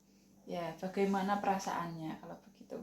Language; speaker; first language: Indonesian; native; Indonesian